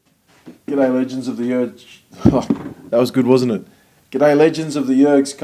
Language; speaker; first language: English; native; English